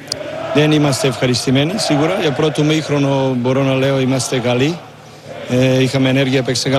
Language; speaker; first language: Greek; non-native, learner; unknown